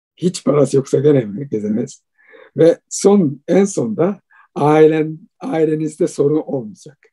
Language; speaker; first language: Turkish; non-native, fluent; Japanese